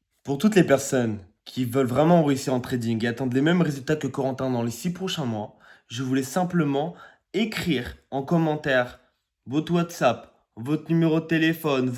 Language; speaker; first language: French; native; French